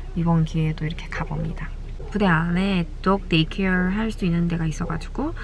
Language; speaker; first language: Korean; native; Korean